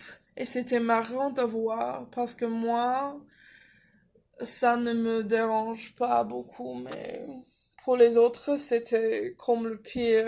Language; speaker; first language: French; non-native, fluent; English